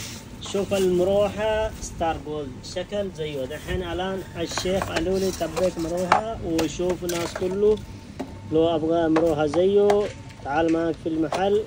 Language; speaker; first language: Arabic; non-native, learner; Urdu